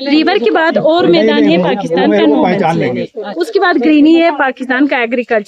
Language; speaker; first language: Hindi; non-native, local second language; Balti